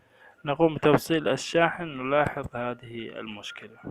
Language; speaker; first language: Arabic; native; Arabic